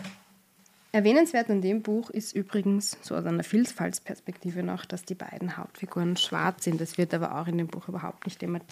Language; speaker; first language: German; native; German